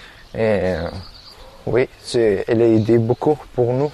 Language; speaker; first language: French; non-native, learner; Persian